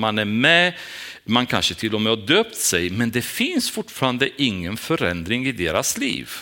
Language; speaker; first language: Swedish; non-native, fluent; Romanian